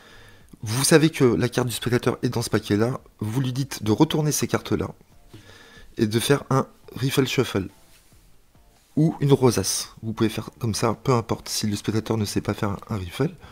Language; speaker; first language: French; native; French